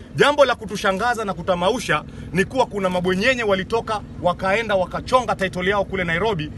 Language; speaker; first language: Swahili; native; Swahili